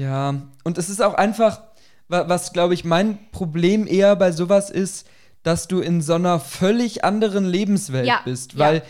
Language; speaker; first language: German; native; German